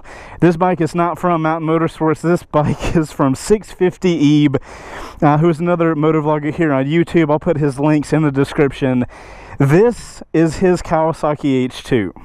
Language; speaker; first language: English; native; English